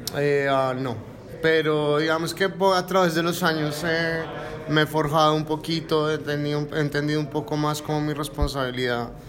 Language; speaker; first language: Spanish; native; Spanish